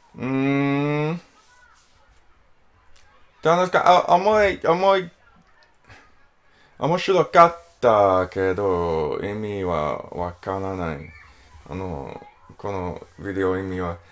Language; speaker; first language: Japanese; non-native, learner; English